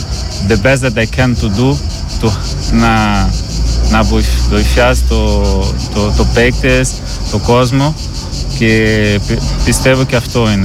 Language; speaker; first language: Greek; non-native, learner; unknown